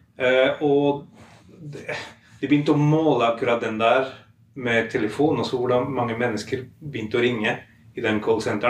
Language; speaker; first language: Norwegian; non-native, fluent; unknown